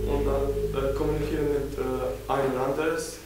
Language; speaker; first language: German; non-native, learner; Macedonian